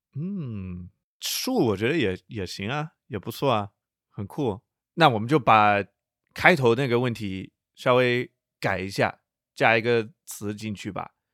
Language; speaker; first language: Chinese; non-native, fluent; English